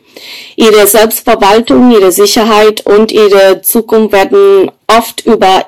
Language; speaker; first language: German; non-native, fluent; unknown